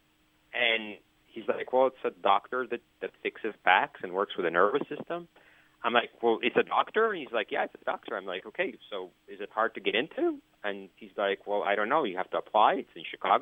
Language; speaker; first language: English; native; English